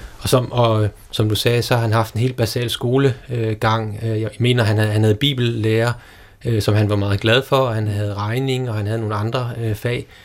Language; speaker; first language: Danish; native; Danish